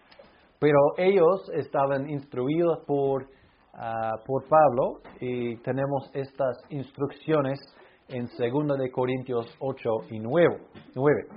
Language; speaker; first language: Spanish; non-native, fluent; English